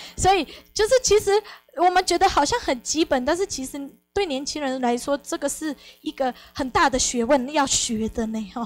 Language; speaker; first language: Chinese; non-native, fluent; Spanish